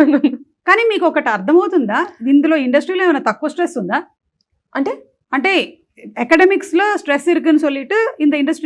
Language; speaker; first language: Telugu; native; Telugu